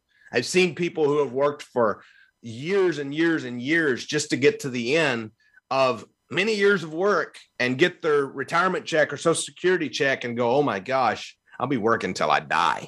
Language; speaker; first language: English; native; English